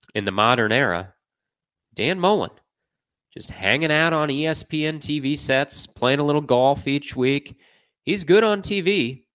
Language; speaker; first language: English; native; English